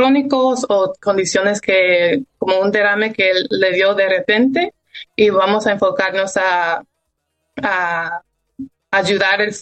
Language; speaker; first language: Spanish; early bilingual, heritage; Spanish